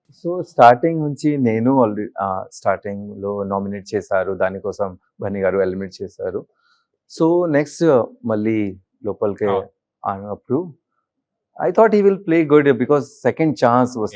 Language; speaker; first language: Telugu; non-native, learner; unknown